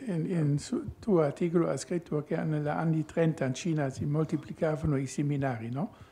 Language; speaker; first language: Italian; non-native, fluent; German